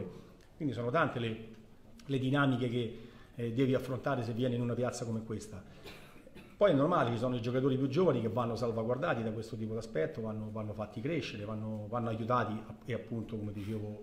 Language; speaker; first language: Italian; native; Italian